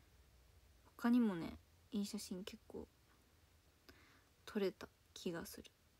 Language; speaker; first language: Japanese; native; Japanese